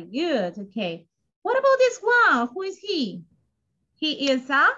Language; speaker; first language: English; non-native, fluent; Spanish